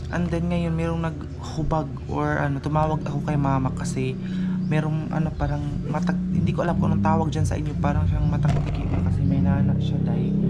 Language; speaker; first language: Filipino; non-native, local second language; Cebuano